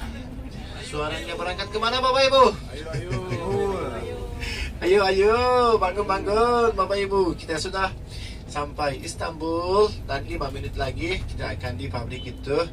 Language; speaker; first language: Indonesian; non-native, fluent; Turkish